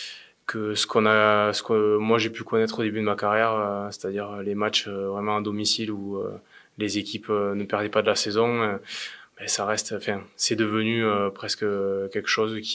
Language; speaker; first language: French; native; French